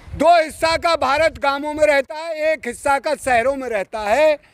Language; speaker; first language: Hindi; native; Hindi